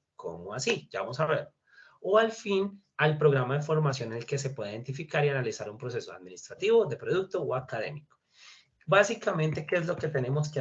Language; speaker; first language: Spanish; native; Spanish